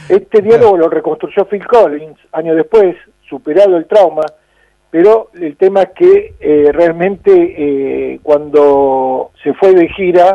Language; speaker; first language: Spanish; native; Spanish